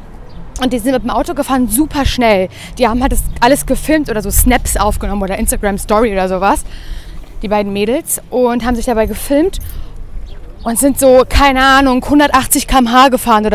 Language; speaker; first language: German; native; German